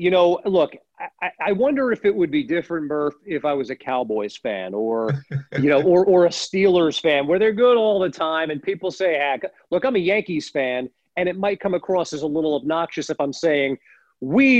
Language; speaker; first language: English; native; English